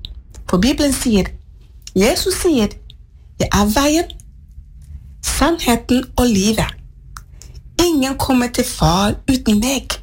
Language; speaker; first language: Norwegian; non-native, fluent; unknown